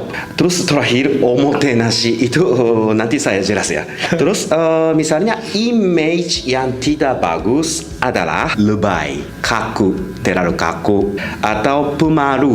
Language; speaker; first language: Indonesian; non-native, fluent; Japanese